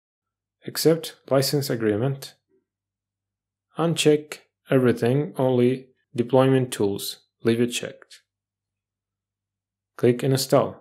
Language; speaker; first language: English; non-native, fluent; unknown